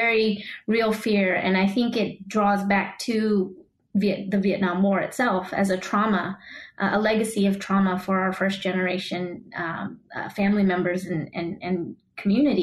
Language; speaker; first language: English; native; English